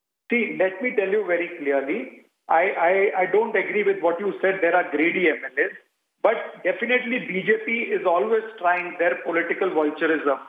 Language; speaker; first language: English; non-native, local second language; Hindi